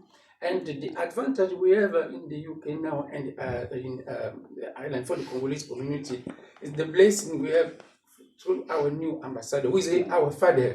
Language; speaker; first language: English; non-native, fluent; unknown